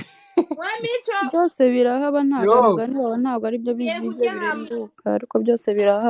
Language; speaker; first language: Kinyarwanda; native; Kinyarwanda